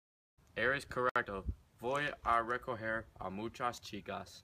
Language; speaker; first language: Spanish; non-native, learner; English